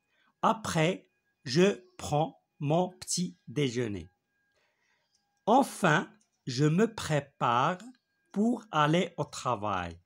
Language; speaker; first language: French; non-native, local second language; Arabic